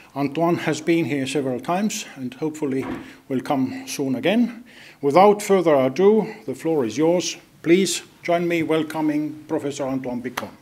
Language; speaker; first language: English; non-native, fluent; Estonian